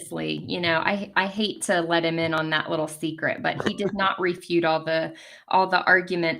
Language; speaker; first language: English; native; English